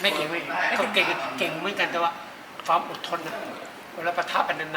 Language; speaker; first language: Thai; native; Thai